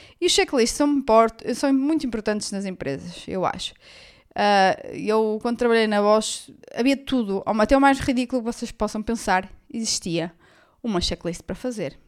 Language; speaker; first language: Portuguese; native; Portuguese